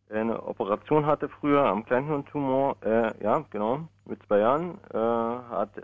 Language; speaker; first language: German; native; German